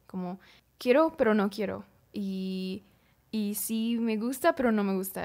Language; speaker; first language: Spanish; non-native, learner; English